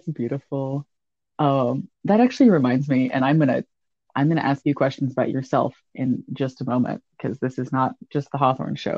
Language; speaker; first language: English; native; English